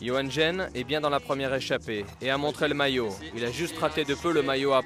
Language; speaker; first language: French; native; French